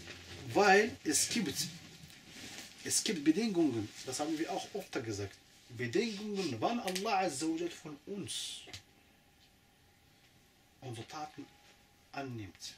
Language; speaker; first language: German; non-native, fluent; Arabic